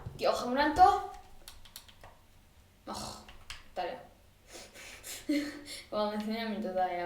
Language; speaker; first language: Welsh; native; Welsh